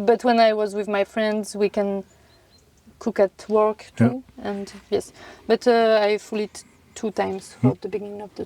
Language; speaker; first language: English; non-native, learner; French